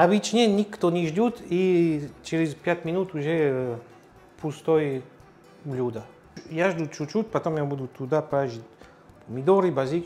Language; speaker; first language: Russian; non-native, learner; French